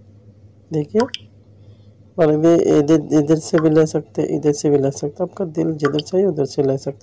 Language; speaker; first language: Hindi; non-native, local second language; Bangla